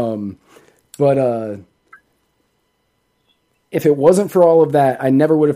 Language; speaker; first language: English; native; English